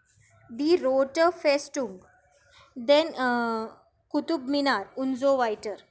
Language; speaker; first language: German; non-native, learner; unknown